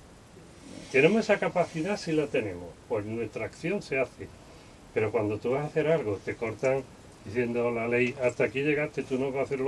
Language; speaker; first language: Spanish; native; Spanish